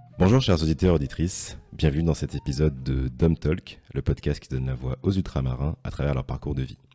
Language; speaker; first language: French; native; French